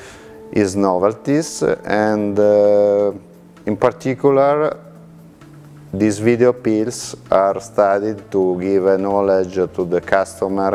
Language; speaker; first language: English; non-native, fluent; Italian